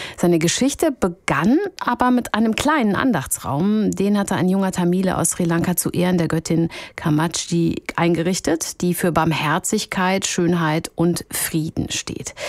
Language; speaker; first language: German; native; German